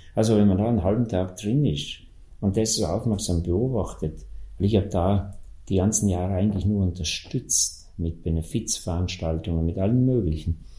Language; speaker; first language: German; native; German